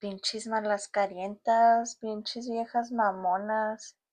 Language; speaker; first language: Spanish; early bilingual, heritage; Spanish